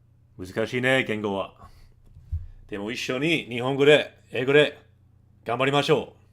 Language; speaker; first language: Japanese; non-native, learner; English